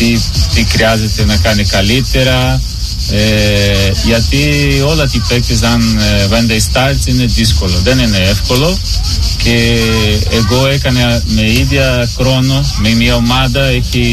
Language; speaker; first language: Greek; non-native, learner; Portuguese